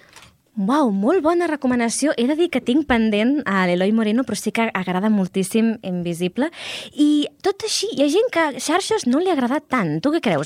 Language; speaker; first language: Catalan; native; Catalan